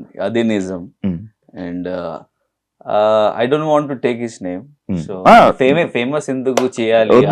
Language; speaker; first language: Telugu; non-native, learner; Hindi